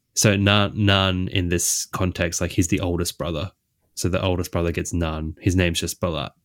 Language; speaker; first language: English; native; English